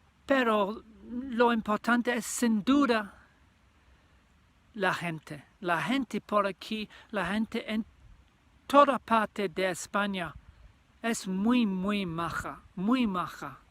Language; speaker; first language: Spanish; non-native, learner; English